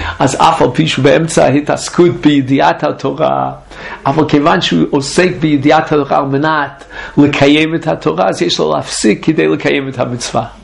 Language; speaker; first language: Hebrew; non-native, fluent; English